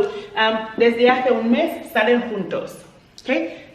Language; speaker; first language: Spanish; non-native, fluent; English